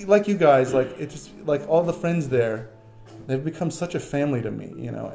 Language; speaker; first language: English; native; English